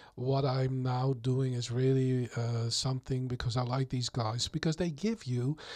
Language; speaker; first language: English; non-native, fluent; Dutch